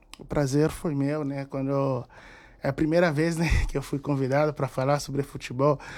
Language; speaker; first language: Portuguese; non-native, fluent; Haitian Creole